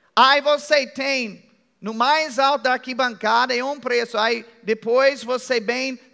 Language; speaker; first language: Portuguese; non-native, fluent; English